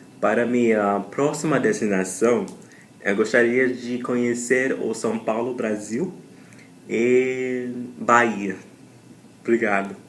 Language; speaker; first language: Portuguese; non-native, learner; English